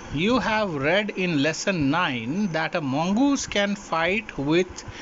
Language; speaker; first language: English; non-native, local second language; Hindi